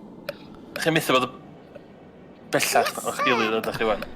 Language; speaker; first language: Welsh; native; Welsh